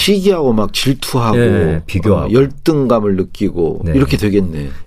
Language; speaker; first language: Korean; native; Korean